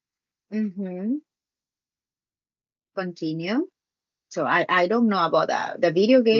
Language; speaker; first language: English; non-native, learner; Spanish